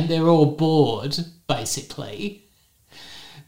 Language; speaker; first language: English; native; English